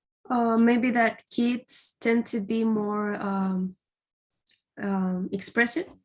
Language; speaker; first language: English; non-native, fluent; Spanish